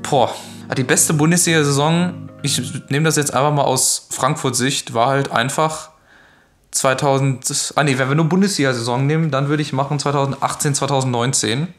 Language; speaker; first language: German; native; German